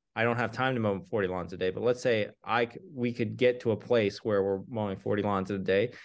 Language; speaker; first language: English; native; English